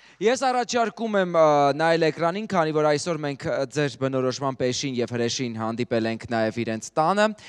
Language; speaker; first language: Armenian; native; Armenian